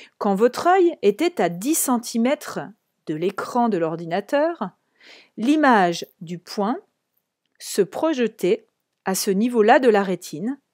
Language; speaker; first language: French; native; French